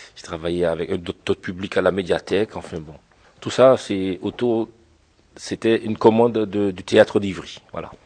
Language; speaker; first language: French; native; French